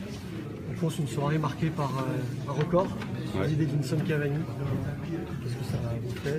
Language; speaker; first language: French; native; French